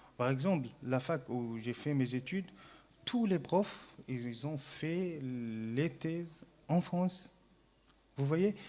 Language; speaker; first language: French; non-native, fluent; Arabic